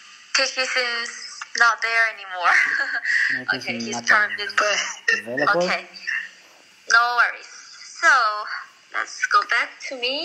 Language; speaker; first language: English; non-native, fluent; Chinese